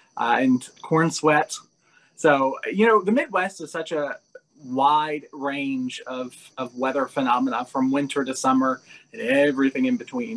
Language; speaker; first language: English; native; English